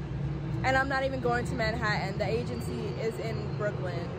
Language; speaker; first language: English; native; English